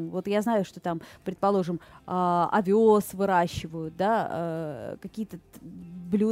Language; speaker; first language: Russian; native; Russian